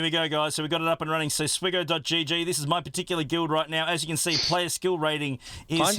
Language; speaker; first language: English; native; English